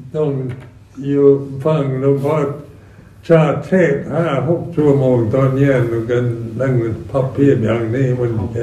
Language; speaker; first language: Thai; non-native, fluent; English